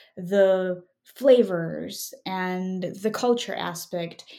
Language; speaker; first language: English; non-native, fluent; Spanish